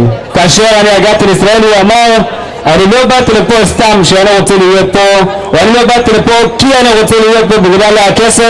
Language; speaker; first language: Hebrew; non-native, fluent; Arabic